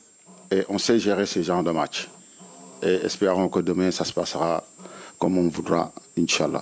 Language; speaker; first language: French; non-native, local second language; Wolof